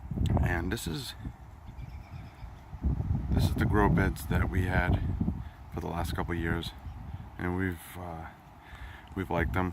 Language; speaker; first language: English; native; English